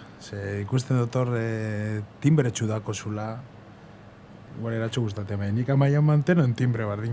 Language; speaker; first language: Basque; native; Basque